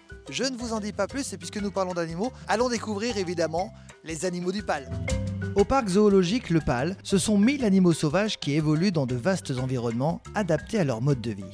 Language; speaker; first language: French; native; French